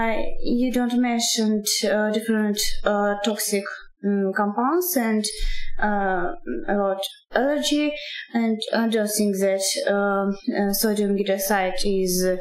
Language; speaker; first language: English; non-native, learner; Russian